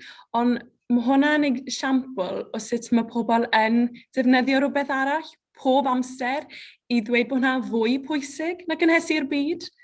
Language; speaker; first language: Welsh; native; Welsh